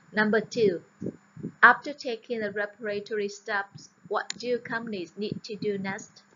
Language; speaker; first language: English; non-native, fluent; Vietnamese